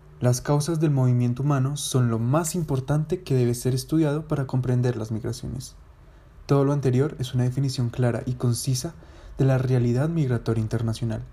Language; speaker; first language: Spanish; native; Spanish